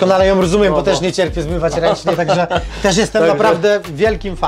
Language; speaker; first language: Polish; native; Polish